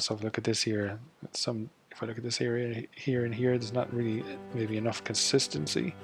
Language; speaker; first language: English; native; English